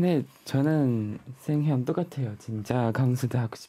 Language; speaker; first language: Korean; non-native, learner; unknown